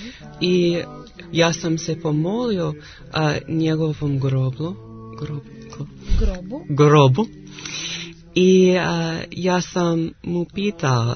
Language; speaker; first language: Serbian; non-native, learner; English